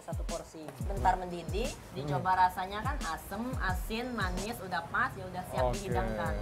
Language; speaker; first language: Indonesian; native; Indonesian